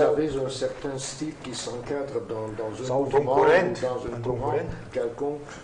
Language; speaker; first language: French; non-native, fluent; Romanian